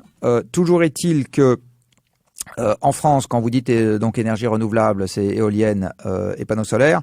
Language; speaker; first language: French; native; French